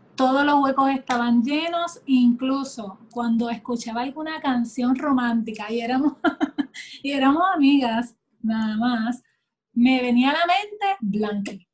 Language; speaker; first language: Spanish; native; Spanish